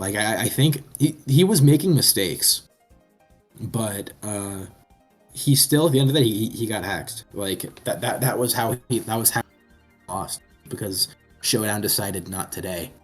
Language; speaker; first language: English; native; English